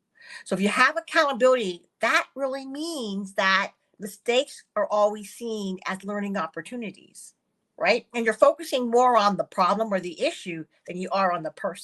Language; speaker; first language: English; early bilingual, other home language; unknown